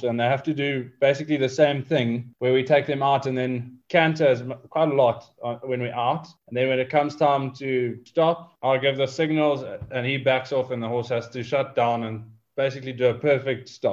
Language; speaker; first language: English; native; English